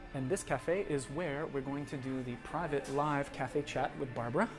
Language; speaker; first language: English; native; English